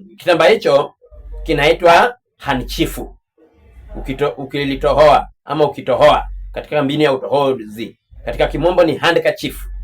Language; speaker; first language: Swahili; non-native, local second language; Luyia